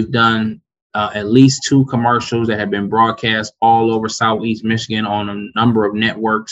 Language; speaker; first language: English; native; English